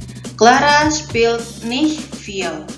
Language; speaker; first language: German; non-native, fluent; Indonesian